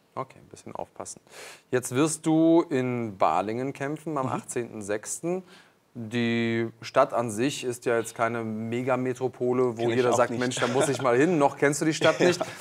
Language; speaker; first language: German; native; German